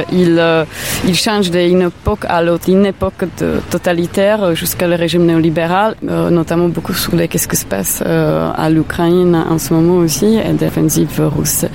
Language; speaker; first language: French; non-native, fluent; Czech